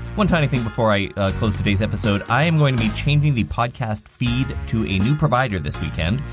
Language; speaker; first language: English; native; English